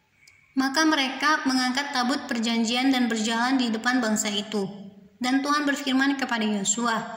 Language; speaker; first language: Indonesian; native; Indonesian